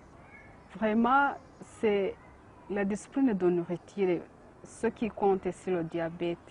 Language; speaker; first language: French; non-native, learner; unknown